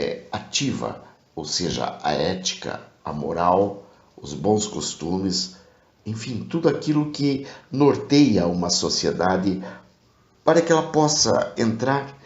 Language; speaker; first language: Portuguese; native; Portuguese